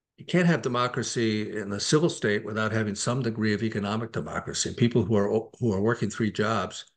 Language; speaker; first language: English; native; English